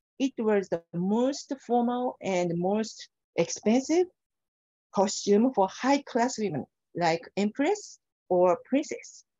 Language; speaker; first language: English; non-native, fluent; Japanese